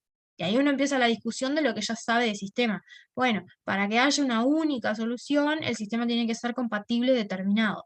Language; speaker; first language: Spanish; native; Spanish